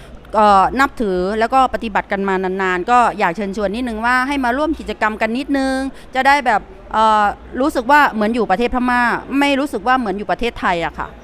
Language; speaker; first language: Thai; non-native, fluent; Burmese